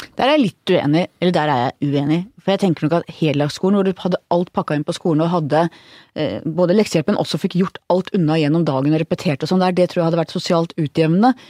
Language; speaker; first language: Norwegian; native; Norwegian